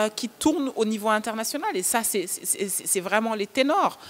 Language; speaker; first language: French; non-native, local second language; Wolof